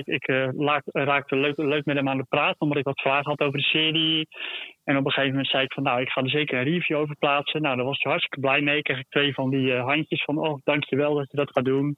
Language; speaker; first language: Dutch; native; Dutch